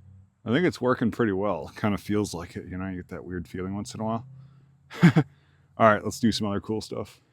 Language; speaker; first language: English; native; English